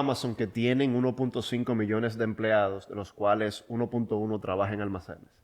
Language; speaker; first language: Spanish; native; Spanish